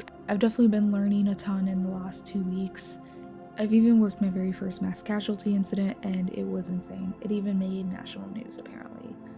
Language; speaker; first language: English; native; English